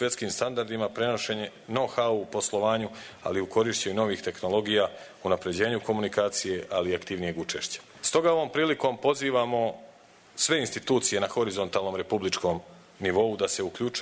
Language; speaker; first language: Serbian; native; Serbian